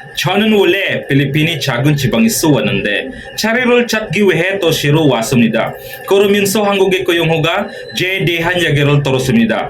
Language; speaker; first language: Korean; non-native, learner; Filipino